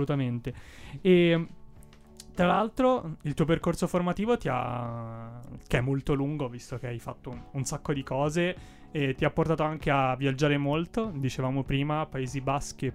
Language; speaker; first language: Italian; native; Italian